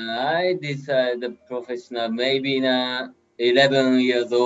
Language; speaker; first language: English; non-native, learner; Japanese